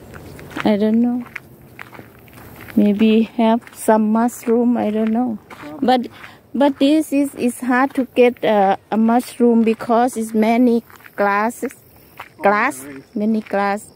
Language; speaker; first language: English; non-native, learner; Thai